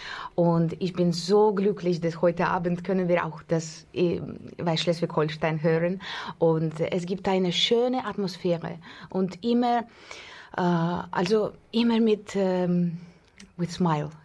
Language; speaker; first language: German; non-native, learner; Russian